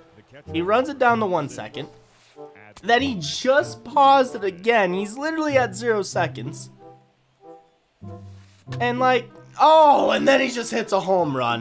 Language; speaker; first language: English; native; English